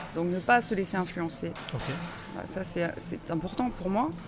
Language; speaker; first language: French; native; French